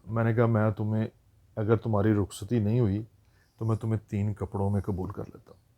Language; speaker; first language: Urdu; native; Urdu